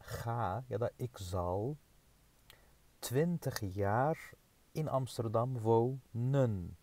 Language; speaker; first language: Dutch; non-native, fluent; Turkish